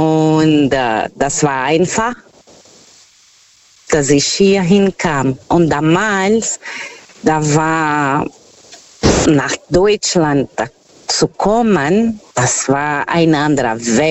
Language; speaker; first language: German; non-native, fluent; Portuguese